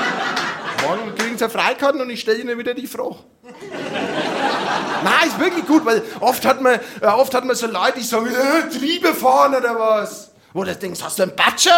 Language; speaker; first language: German; native; German